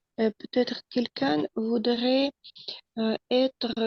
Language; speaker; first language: French; non-native, learner; Russian